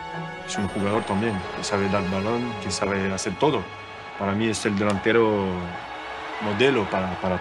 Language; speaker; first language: Spanish; non-native, learner; French